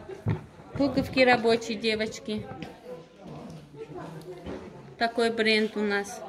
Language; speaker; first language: Russian; non-native, local second language; Tajik